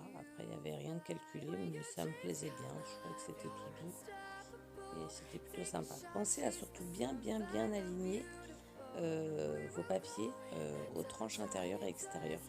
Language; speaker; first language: French; native; French